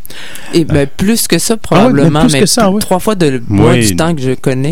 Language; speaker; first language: French; native; French